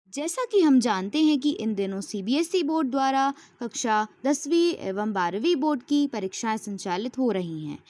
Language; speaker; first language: Hindi; native; Hindi